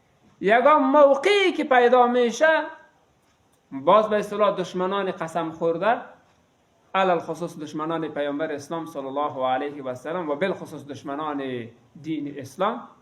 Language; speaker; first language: Persian; native; Persian